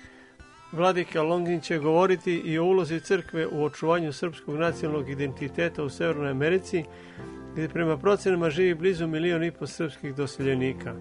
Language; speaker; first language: Serbian; native; Serbian